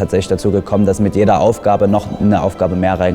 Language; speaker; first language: German; native; German